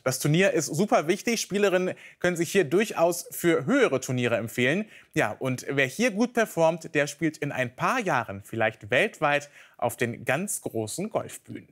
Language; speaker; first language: German; native; German